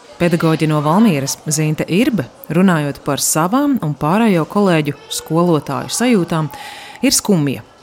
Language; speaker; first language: Latvian; native; Latvian